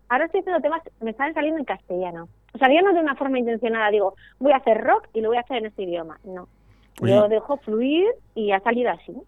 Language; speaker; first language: Spanish; native; Spanish